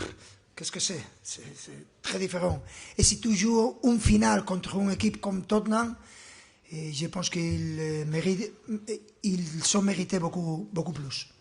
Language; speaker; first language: French; non-native, fluent; Spanish